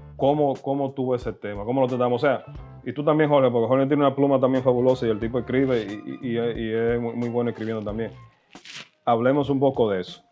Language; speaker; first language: Spanish; early bilingual, heritage; Spanish